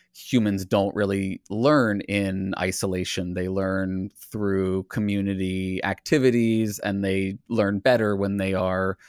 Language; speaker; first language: English; native; English